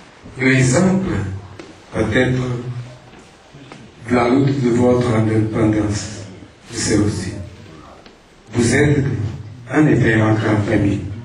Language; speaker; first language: French; non-native, fluent; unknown